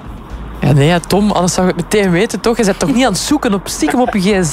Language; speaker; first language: Dutch; native; Dutch